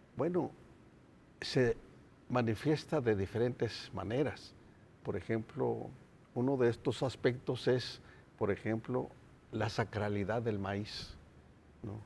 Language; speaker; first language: Spanish; non-native, local second language; Nahuatl languages